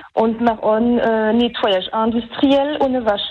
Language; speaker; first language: German; non-native, local second language; French